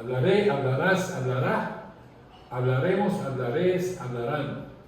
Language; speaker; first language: Spanish; non-native, learner; English